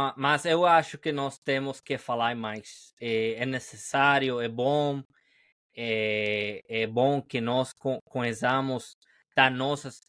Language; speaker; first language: Portuguese; non-native, learner; Spanish